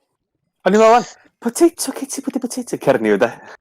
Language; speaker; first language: Welsh; native; Welsh